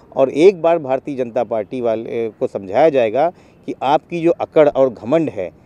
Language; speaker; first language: Hindi; native; Hindi